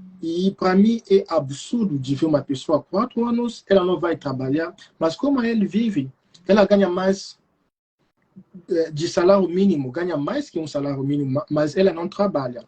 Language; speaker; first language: Portuguese; non-native, fluent; Lingala